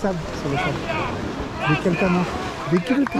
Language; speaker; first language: French; native; French